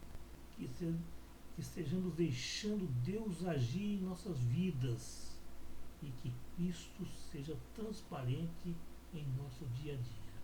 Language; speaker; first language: Portuguese; native; Portuguese